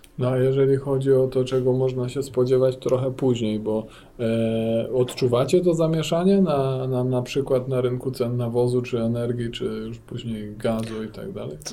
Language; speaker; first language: Polish; native; Polish